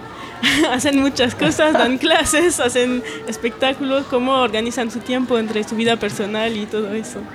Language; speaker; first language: Spanish; non-native, fluent; French